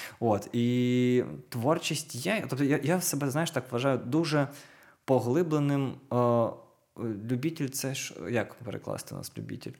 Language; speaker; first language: Ukrainian; non-native, local second language; Russian